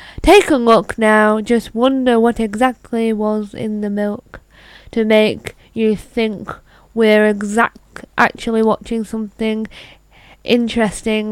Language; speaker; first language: English; native; English